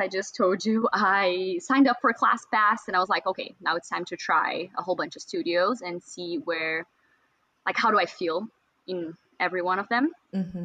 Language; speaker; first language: English; non-native, fluent; Portuguese